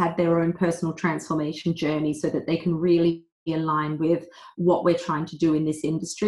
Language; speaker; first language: English; native; English